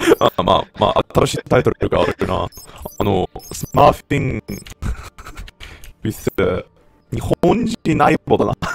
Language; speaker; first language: Japanese; non-native, learner; English